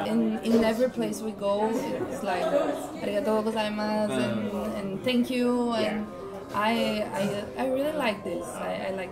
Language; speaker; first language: English; non-native, fluent; Portuguese